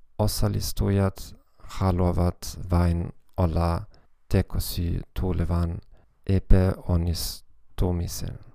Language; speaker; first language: Finnish; non-native, fluent; German